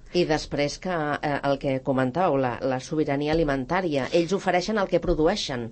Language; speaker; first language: Catalan; native; Catalan